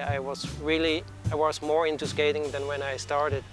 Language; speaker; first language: English; non-native, fluent; Swiss German